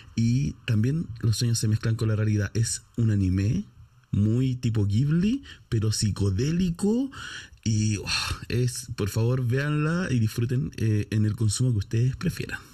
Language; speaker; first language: Spanish; native; Spanish